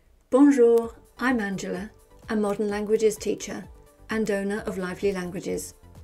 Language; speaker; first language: English; native; English